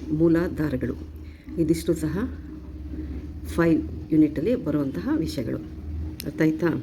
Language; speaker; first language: Kannada; native; Kannada